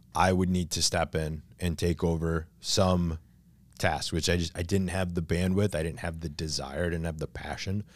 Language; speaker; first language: English; native; English